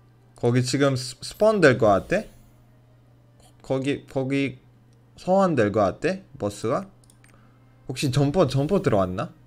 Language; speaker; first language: Korean; non-native, fluent; Russian